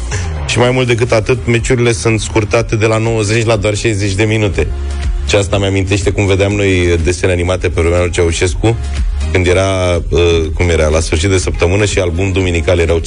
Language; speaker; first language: Romanian; native; Romanian